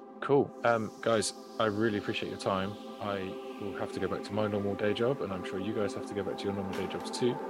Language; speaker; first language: English; native; English